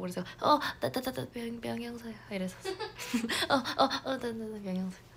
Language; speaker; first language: Korean; native; Korean